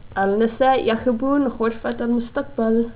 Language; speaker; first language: Arabic; non-native, learner; English